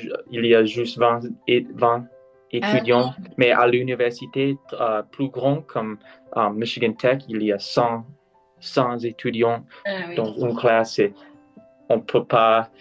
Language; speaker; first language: French; non-native, learner; English